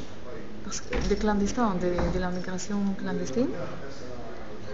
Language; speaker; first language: French; non-native, fluent; Greek